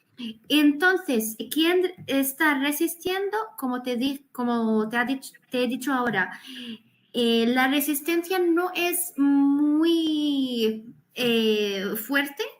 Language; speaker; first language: Spanish; non-native, fluent; Arabic